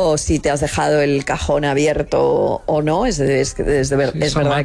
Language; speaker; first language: Spanish; native; Spanish